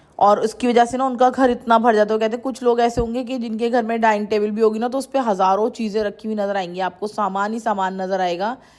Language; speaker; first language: Urdu; native; Urdu